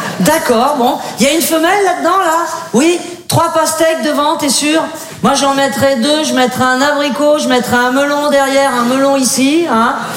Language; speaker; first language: French; native; French